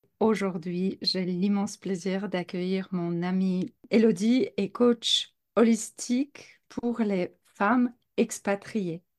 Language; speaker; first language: French; non-native, fluent; Polish